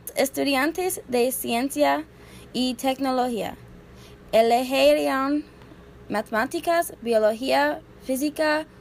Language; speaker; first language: Spanish; non-native, learner; English